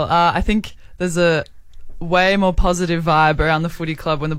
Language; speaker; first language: English; native; English